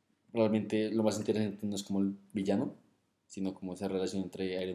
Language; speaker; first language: Spanish; native; Spanish